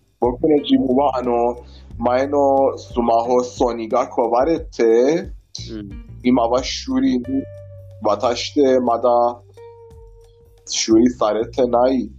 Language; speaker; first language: Japanese; non-native, learner; Persian